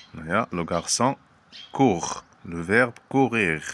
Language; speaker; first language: French; non-native, fluent; Arabic